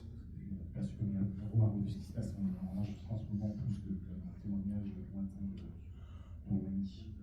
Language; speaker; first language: French; native; French